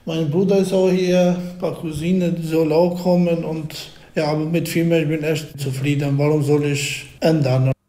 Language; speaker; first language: German; non-native, learner; Albanian